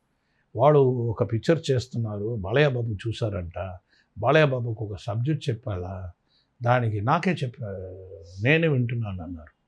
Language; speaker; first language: Telugu; non-native, local second language; Tamil